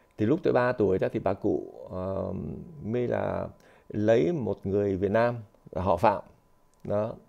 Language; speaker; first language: Vietnamese; native; Vietnamese